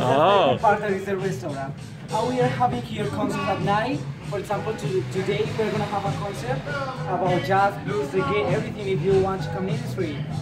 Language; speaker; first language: English; non-native, fluent; Spanish